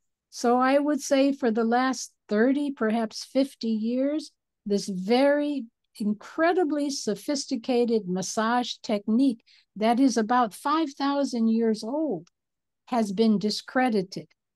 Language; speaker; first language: English; native; English